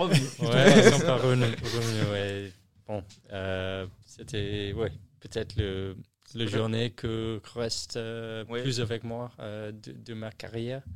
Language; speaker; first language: French; non-native, learner; English